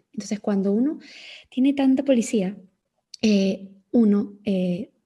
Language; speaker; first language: Spanish; native; Spanish